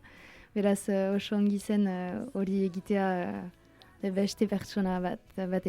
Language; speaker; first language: Basque; non-native, local second language; French